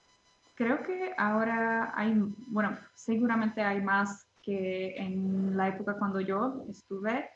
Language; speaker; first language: Spanish; non-native, fluent; Czech